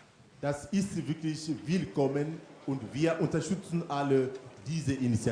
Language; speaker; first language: German; non-native, fluent; French